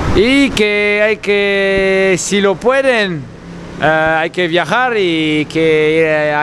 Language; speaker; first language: Spanish; non-native, learner; French